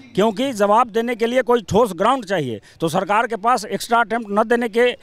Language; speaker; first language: Hindi; native; Hindi